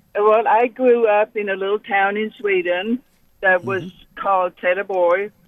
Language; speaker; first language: English; non-native, fluent; Swedish